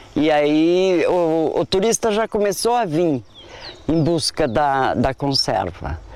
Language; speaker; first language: Portuguese; native; Portuguese